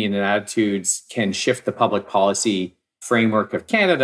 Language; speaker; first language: English; native; English